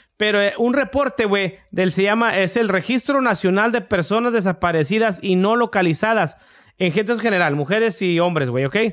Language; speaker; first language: Spanish; early bilingual, heritage; English